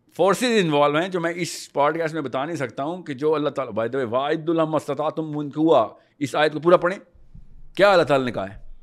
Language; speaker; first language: Urdu; native; Urdu